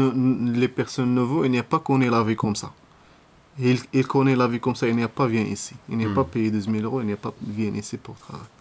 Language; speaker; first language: French; non-native, learner; Arabic